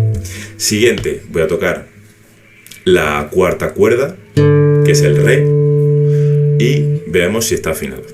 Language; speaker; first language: Spanish; native; Spanish